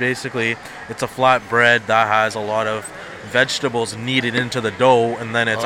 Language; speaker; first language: English; non-native, fluent; Punjabi